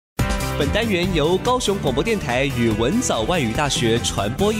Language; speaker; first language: Chinese; native; Chinese